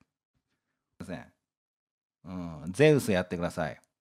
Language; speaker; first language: Japanese; native; Japanese